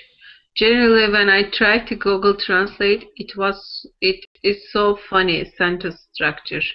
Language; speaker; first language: English; non-native, learner; Turkish